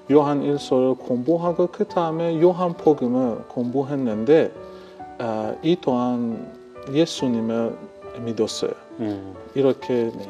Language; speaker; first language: Korean; non-native, fluent; Persian